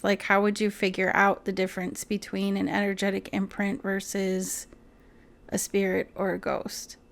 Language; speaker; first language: English; native; English